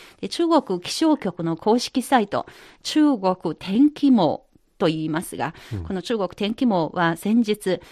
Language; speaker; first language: Japanese; non-native, fluent; Chinese